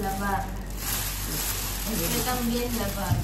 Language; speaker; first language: Spanish; non-native, learner; Filipino